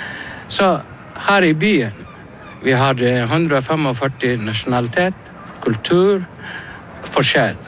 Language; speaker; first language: Norwegian; non-native, learner; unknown